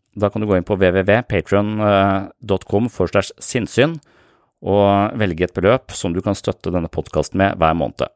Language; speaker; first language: Norwegian; native; Norwegian